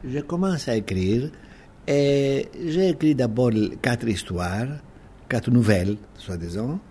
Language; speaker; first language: French; non-native, fluent; Greek